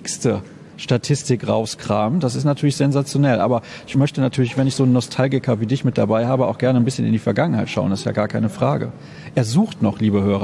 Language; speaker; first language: German; native; German